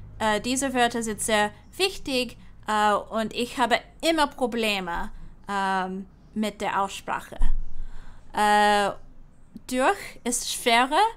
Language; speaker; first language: German; non-native, learner; English